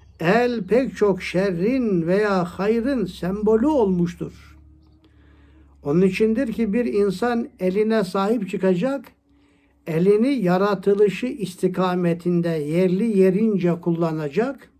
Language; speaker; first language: Turkish; native; Turkish